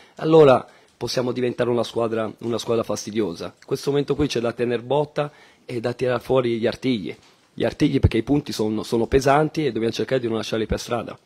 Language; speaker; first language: Italian; native; Italian